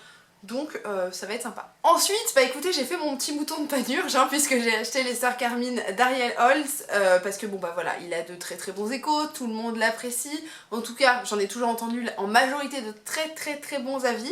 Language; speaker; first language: French; native; French